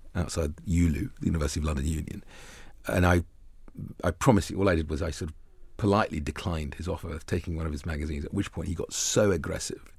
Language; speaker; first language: English; early bilingual, other home language; Arabic